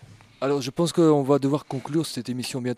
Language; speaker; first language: French; native; French